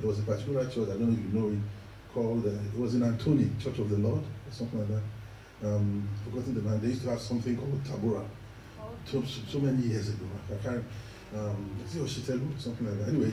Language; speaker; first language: English; non-native, local second language; Yoruba